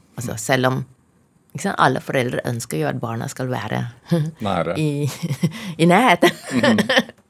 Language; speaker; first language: Norwegian; non-native, fluent; Malay